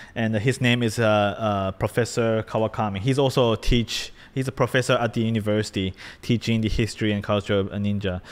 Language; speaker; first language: English; non-native, fluent; Japanese